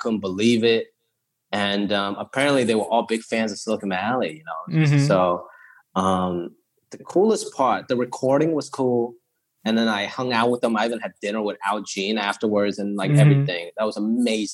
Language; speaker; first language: English; early bilingual, other home language; Cantonese